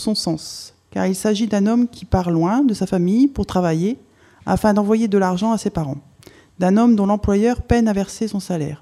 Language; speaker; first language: French; native; French